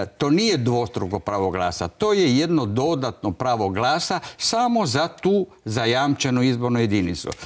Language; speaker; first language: Croatian; non-native, local second language; Italian